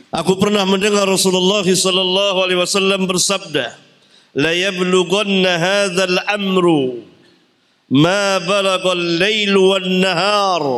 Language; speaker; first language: Malay; native; Malay